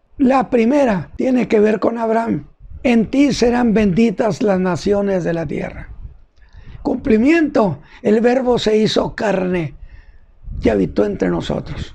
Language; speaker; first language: Spanish; native; Spanish